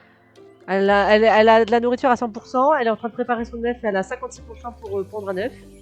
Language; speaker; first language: French; native; French